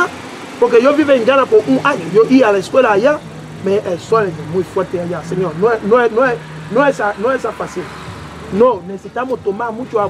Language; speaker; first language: Spanish; non-native, learner; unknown